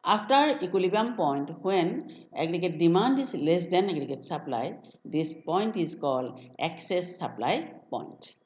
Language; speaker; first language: English; non-native, local second language; Assamese